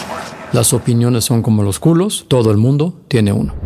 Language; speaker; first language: Spanish; native; Spanish